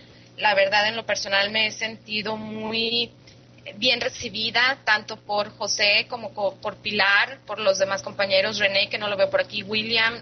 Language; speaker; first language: Spanish; native; Spanish